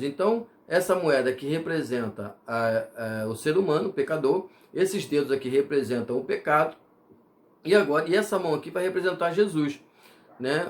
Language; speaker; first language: Portuguese; native; Portuguese